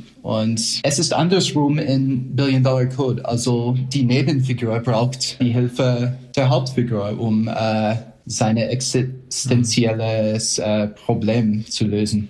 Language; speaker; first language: German; non-native, fluent; English